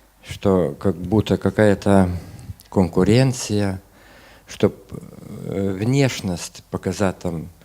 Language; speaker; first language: Russian; non-native, fluent; Lithuanian